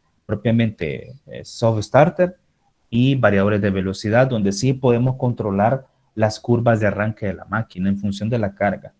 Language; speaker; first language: Spanish; native; Spanish